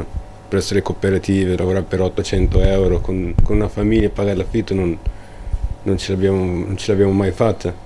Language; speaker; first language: Italian; early bilingual, other home language; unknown